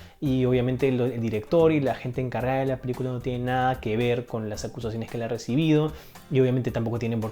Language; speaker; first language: Spanish; native; Spanish